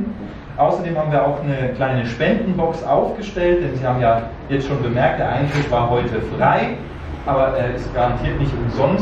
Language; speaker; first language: German; native; German